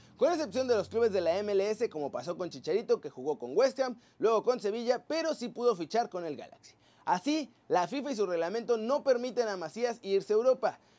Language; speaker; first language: Spanish; native; Spanish